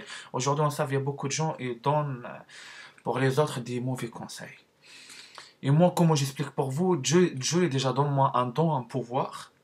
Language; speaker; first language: French; non-native, learner; Arabic